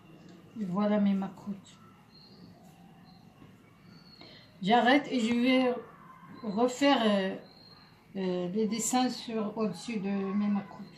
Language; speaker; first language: French; non-native, local second language; Arabic